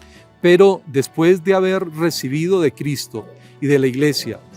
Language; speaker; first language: Spanish; native; Spanish